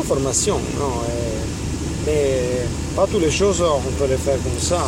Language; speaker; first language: French; non-native, fluent; Italian